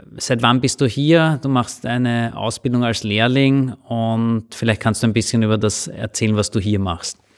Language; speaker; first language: German; native; German